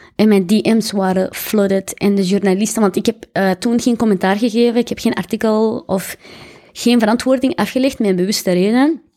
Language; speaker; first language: Dutch; early bilingual, other home language; Arabic